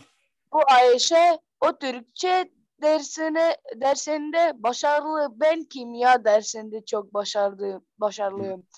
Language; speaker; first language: Turkish; non-native, learner; Persian